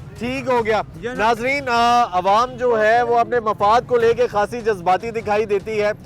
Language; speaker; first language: Urdu; native; Urdu